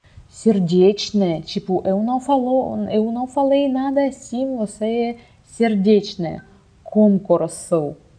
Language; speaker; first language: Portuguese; non-native, fluent; Russian